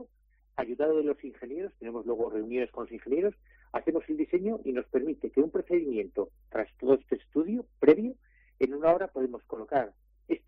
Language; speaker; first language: Spanish; native; Spanish